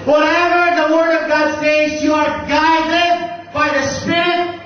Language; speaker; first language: English; non-native, local second language; Filipino